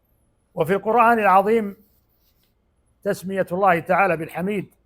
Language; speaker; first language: Arabic; native; Arabic